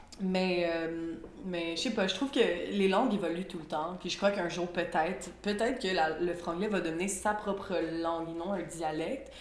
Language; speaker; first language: French; native; French